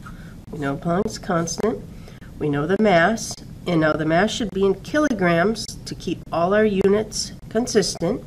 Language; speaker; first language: English; native; English